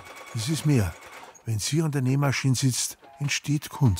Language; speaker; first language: German; native; German